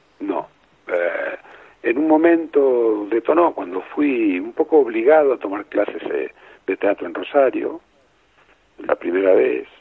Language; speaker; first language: Spanish; native; Spanish